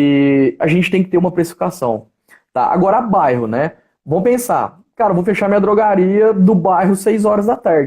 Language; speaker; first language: Portuguese; native; Portuguese